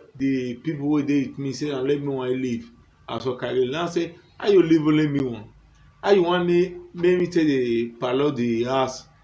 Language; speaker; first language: Nigerian Pidgin; non-native, local second language; Bini